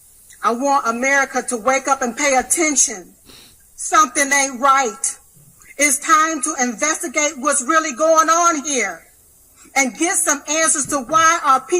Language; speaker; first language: English; native; English